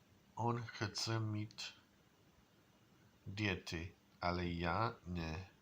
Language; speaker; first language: Czech; non-native, learner; English